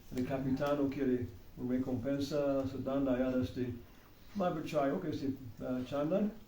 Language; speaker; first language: Spanish; non-native, learner; English